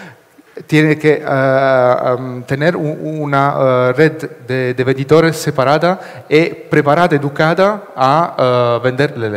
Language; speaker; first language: Spanish; non-native, learner; Italian